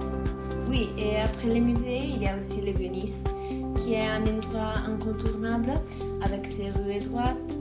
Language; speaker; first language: French; non-native, learner; Italian